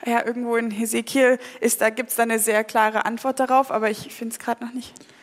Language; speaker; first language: German; native; German